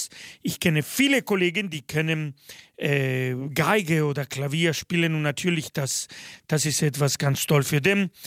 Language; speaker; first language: German; non-native, fluent; Spanish